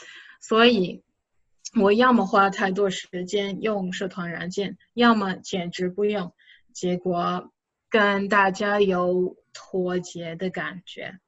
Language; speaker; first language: Chinese; non-native, fluent; English